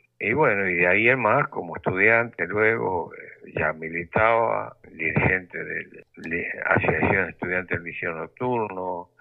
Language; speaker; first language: Spanish; native; Spanish